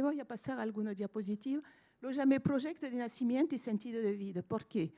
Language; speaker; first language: Spanish; non-native, fluent; French